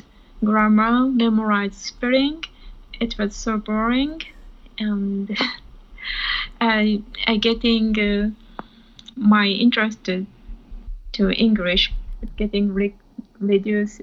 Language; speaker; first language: English; non-native, learner; Japanese